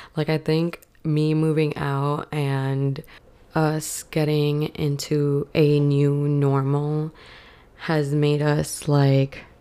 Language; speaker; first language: English; early bilingual, other home language; Spanish